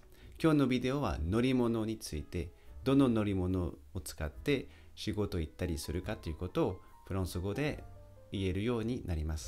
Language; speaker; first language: Japanese; non-native, fluent; French